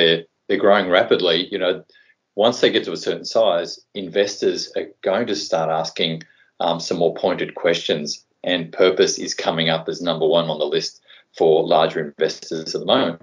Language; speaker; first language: English; native; English